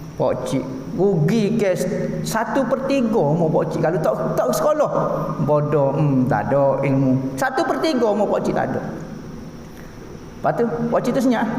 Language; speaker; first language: Malay; native; Malay